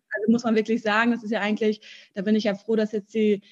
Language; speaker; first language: German; early bilingual, other home language; Russian